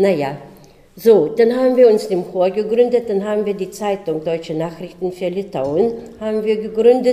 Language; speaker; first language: German; early bilingual, heritage; German